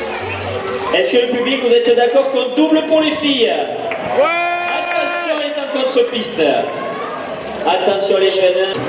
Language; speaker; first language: French; native; French